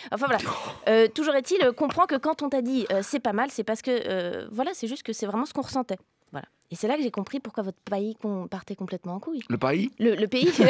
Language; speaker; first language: French; native; French